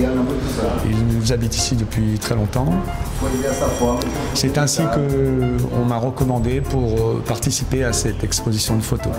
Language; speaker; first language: French; non-native, fluent; Portuguese